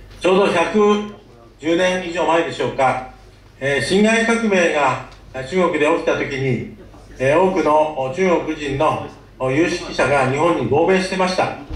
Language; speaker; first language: Japanese; native; Japanese